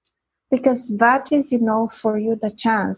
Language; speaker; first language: English; non-native, fluent; Romanian